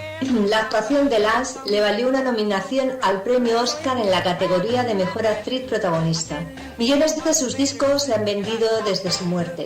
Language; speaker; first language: Spanish; native; Spanish